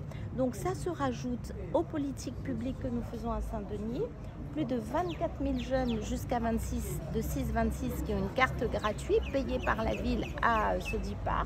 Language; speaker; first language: French; native; French